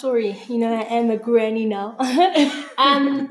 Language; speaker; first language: English; early bilingual, other home language; Zulu